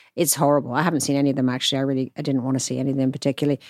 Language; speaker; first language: English; native; English